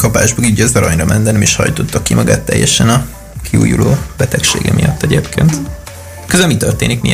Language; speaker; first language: Hungarian; native; Hungarian